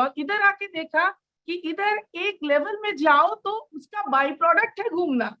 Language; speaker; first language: Hindi; non-native, local second language; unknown